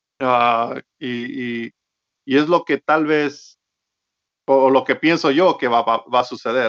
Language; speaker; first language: Spanish; early bilingual, heritage; Spanish